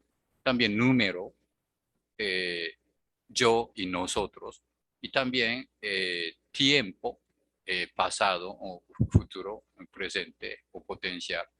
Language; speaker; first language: Spanish; non-native, fluent; Japanese